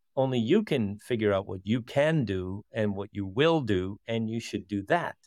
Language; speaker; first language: English; early bilingual, other home language; Dutch